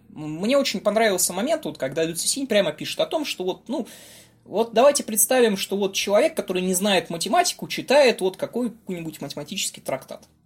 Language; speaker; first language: Russian; native; Russian